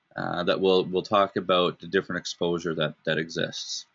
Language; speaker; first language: English; native; English